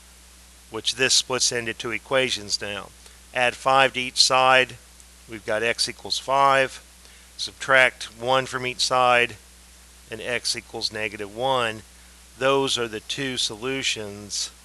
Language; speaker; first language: English; native; English